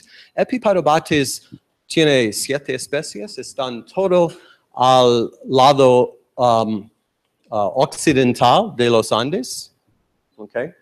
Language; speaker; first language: Spanish; non-native, learner; English